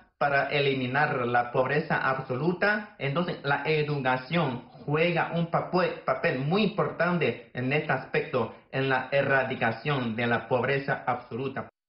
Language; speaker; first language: Spanish; non-native, fluent; Chinese